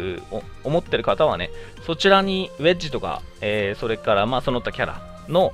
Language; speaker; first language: Japanese; native; Japanese